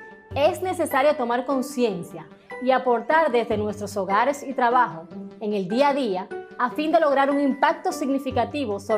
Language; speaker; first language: Spanish; native; Spanish